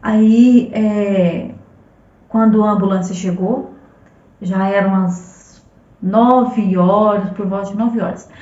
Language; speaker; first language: Portuguese; native; Portuguese